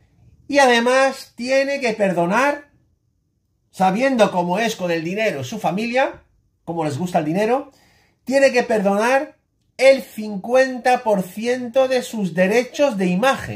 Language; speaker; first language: Spanish; native; Spanish